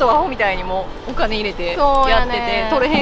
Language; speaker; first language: Japanese; native; Japanese